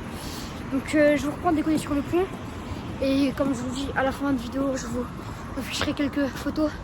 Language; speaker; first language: French; native; French